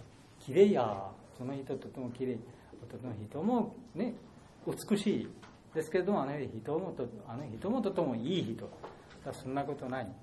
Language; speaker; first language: Japanese; non-native, learner; Bangla